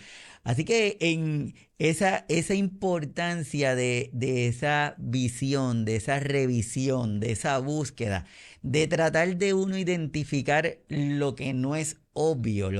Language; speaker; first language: Spanish; native; Spanish